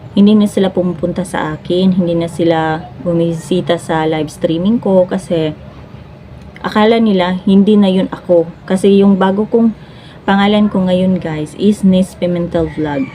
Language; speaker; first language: Filipino; non-native, local second language; Cebuano